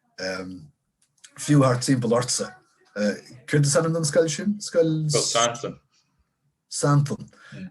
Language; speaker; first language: Irish; non-native, local second language; English